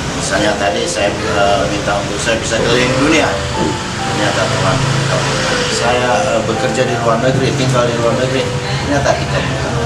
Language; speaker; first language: Indonesian; native; Indonesian